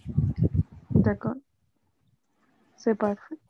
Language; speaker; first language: French; non-native, learner; Hindi